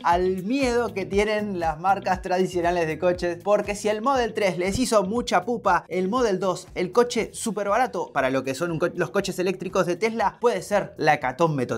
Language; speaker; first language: Spanish; native; Spanish